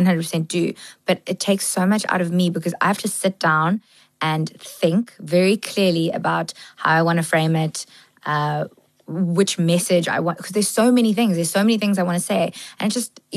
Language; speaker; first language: English; native; English